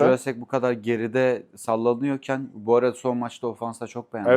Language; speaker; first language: Turkish; native; Turkish